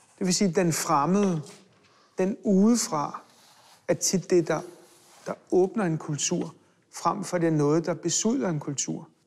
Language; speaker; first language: Danish; early bilingual, other home language; Hebrew